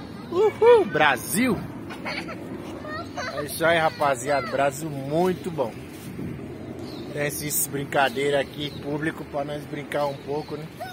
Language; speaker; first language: Portuguese; non-native, fluent; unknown